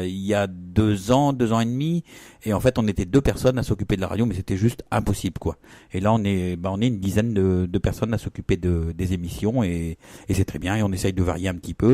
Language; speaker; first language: French; native; French